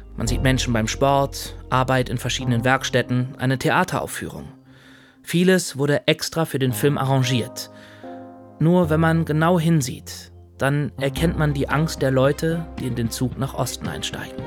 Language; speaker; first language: German; native; German